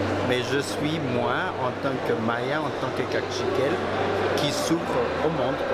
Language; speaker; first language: French; non-native, fluent; Spanish